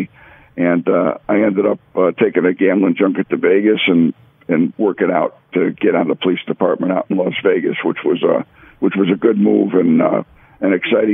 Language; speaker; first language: English; native; English